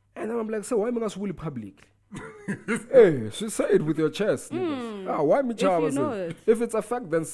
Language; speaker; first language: English; non-native, local second language; Tsonga